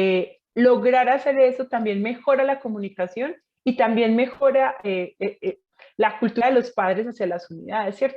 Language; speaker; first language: Spanish; native; Spanish